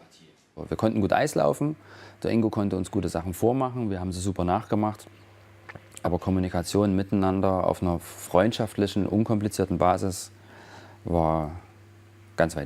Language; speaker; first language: German; native; German